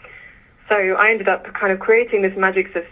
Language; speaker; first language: English; native; English